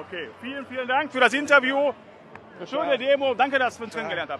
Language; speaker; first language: German; native; German